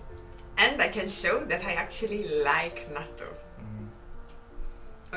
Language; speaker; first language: English; non-native, fluent; Italian